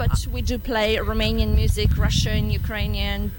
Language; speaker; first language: English; non-native, fluent; Romanian